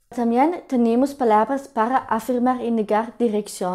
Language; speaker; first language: Spanish; non-native, fluent; German